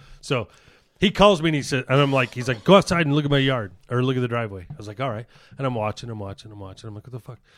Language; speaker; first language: English; native; English